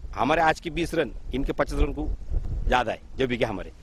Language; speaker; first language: Hindi; non-native, local second language; Marathi